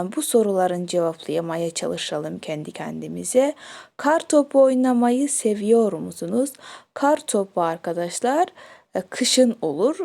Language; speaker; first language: Turkish; non-native, fluent; Kyrgyz